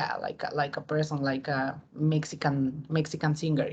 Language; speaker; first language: English; non-native, learner; Spanish